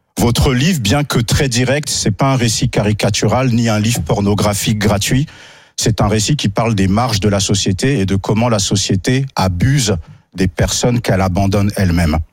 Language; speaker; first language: French; native; French